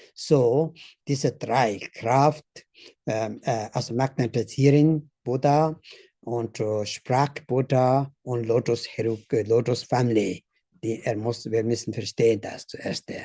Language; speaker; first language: German; non-native, learner; Tibetan